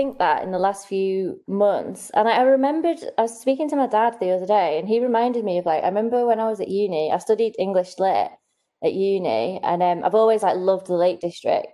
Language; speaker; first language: English; native; English